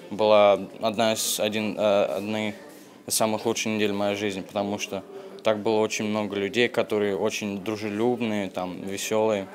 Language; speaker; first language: Russian; early bilingual, heritage; Russian